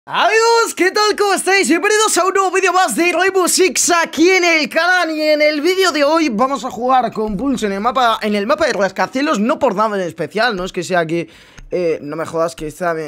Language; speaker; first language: Spanish; native; Spanish